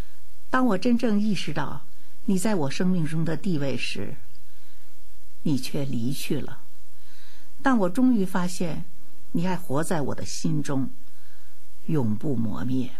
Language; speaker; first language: Chinese; native; Chinese